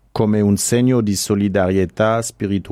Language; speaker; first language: Italian; non-native, fluent; French